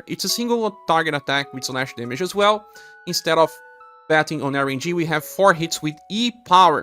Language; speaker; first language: English; non-native, fluent; Portuguese